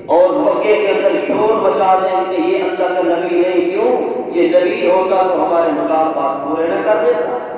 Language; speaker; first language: Urdu; non-native, local second language; Saraiki